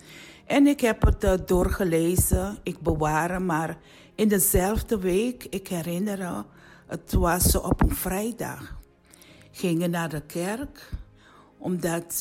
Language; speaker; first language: Dutch; non-native, learner; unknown